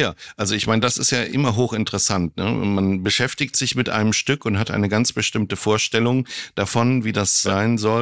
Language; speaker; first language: German; native; German